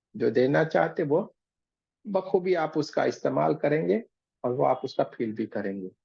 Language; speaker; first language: Hindi; non-native, local second language; Gujarati